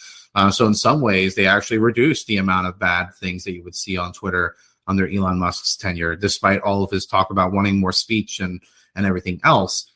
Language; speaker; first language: English; native; English